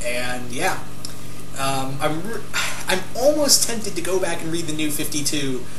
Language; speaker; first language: English; native; English